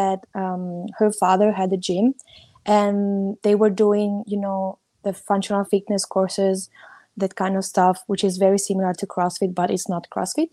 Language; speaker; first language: English; non-native, fluent; Italian